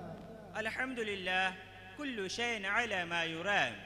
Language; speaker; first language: Arabic; non-native, fluent; Urdu